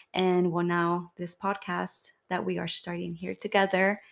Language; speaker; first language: English; early bilingual, other home language; Spanish